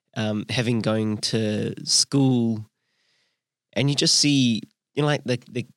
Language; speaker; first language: English; native; English